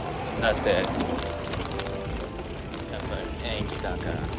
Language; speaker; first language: Japanese; non-native, learner; English